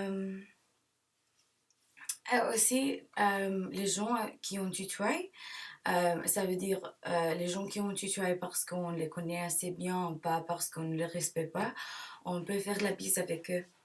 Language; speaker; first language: French; non-native, learner; English